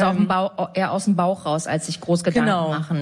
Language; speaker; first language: German; native; German